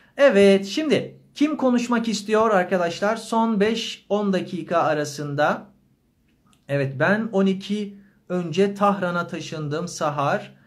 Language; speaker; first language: Turkish; native; Turkish